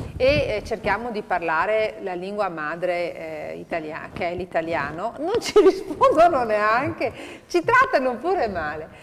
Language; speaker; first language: Italian; native; Italian